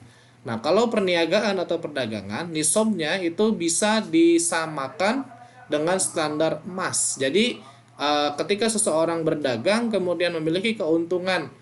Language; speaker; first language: Indonesian; native; Indonesian